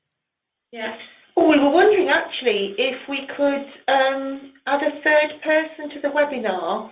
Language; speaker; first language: English; native; English